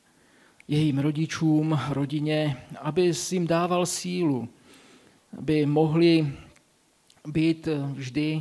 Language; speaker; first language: Czech; native; Czech